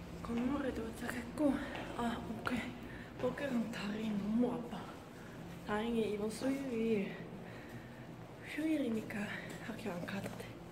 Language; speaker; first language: Korean; non-native, learner; Dutch